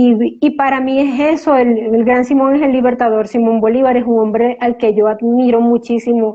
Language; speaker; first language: Spanish; native; Spanish